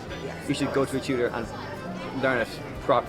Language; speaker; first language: English; native; English